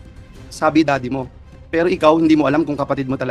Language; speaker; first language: Filipino; native; Filipino